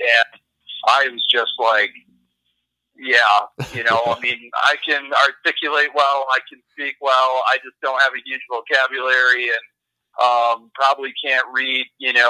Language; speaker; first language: English; native; English